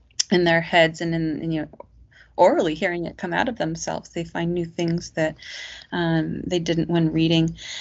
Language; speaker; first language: English; native; English